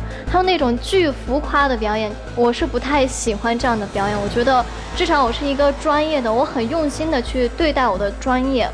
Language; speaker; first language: Chinese; native; Chinese